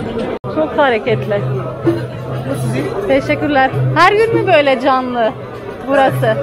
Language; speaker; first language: Turkish; non-native, fluent; Slovenian